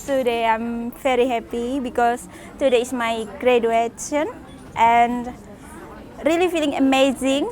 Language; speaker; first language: English; non-native, learner; Indonesian